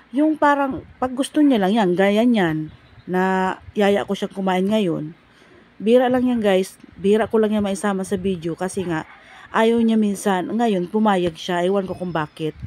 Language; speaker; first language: Filipino; non-native, local second language; Bikol